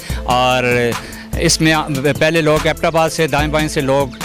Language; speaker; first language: Urdu; native; Urdu